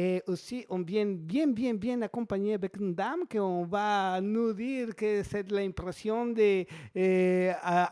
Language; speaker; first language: French; non-native, learner; Spanish